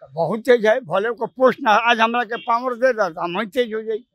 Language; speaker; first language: Hindi; native; Hindi